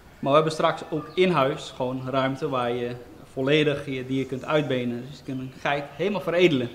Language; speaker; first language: Dutch; native; Dutch